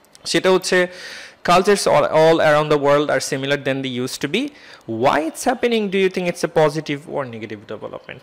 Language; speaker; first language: English; non-native, local second language; Bangla